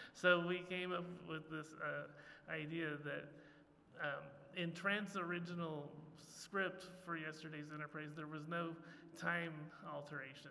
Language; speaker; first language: English; native; English